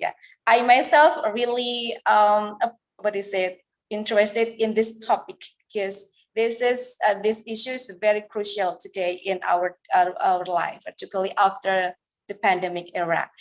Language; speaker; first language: English; non-native, fluent; Indonesian